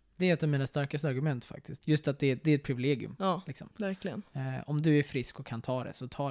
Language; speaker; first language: Swedish; native; Swedish